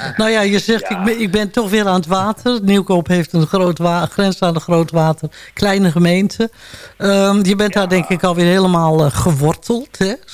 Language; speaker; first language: Dutch; native; Dutch